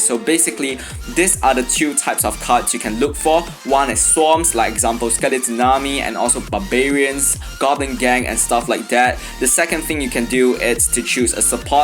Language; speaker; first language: English; non-native, fluent; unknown